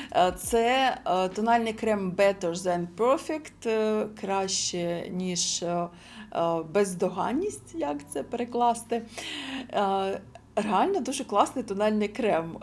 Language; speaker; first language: Ukrainian; non-native, local second language; Russian